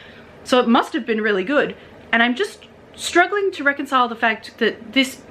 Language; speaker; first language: English; native; English